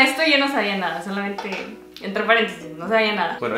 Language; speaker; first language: Spanish; native; Spanish